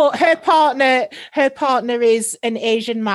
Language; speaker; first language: English; native; English